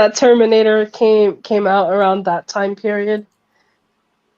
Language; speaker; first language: English; native; English